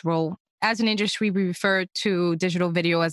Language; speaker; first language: English; non-native, fluent; French